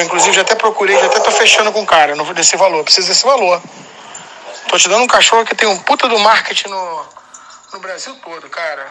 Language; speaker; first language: Portuguese; native; Portuguese